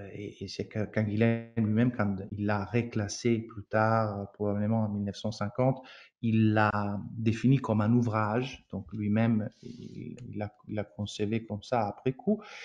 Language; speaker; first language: French; non-native, fluent; Italian